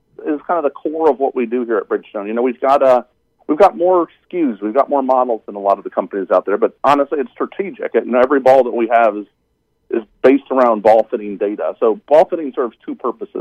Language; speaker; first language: English; native; English